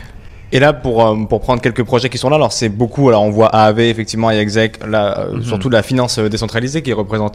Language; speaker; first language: French; native; French